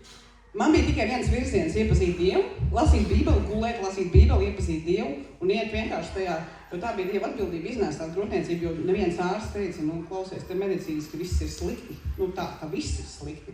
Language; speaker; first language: Latvian; non-native, local second language; Russian